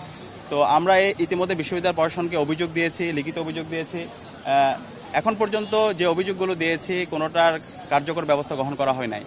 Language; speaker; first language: Bangla; native; Bangla